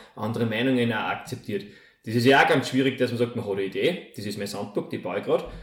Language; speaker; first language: German; native; German